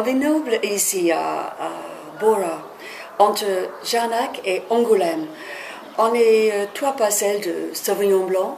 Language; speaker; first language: French; non-native, fluent; English